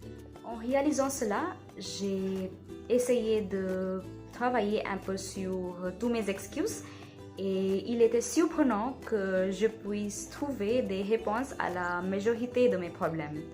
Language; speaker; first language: French; non-native, learner; Hindi